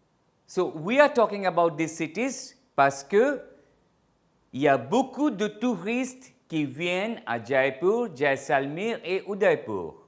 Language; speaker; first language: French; non-native, fluent; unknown